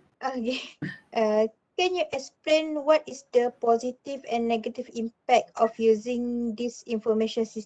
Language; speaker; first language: English; non-native, local second language; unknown